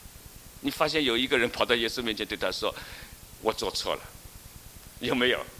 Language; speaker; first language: Chinese; native; Chinese